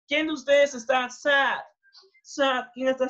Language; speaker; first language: Spanish; native; Spanish